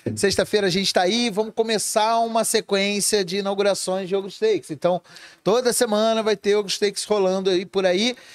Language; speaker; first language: Portuguese; native; Portuguese